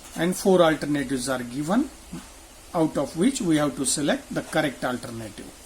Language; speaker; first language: English; non-native, local second language; Marathi